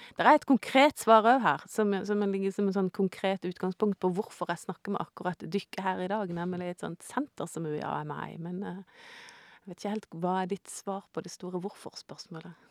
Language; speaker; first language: Norwegian; native; Norwegian